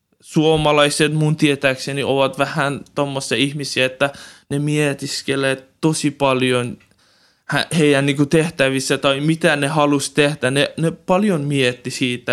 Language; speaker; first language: Finnish; non-native, learner; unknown